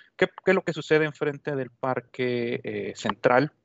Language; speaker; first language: Spanish; native; Spanish